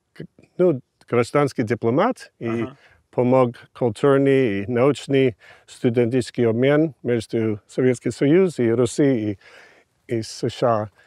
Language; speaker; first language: Russian; non-native, fluent; English